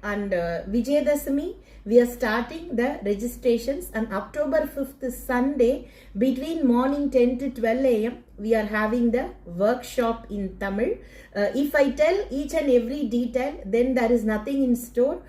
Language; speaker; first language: English; non-native, local second language; Tamil